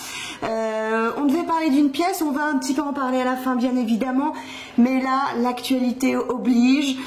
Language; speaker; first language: French; native; French